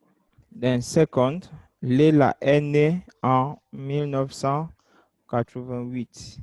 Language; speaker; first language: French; non-native, fluent; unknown